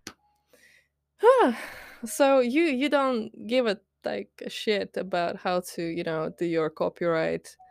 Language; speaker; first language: English; non-native, fluent; Latvian